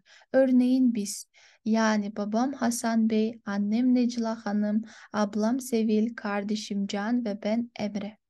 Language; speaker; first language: Turkish; non-native, fluent; Kyrgyz